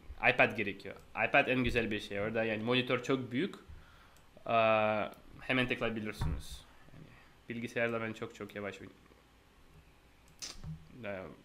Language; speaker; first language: Turkish; non-native, fluent; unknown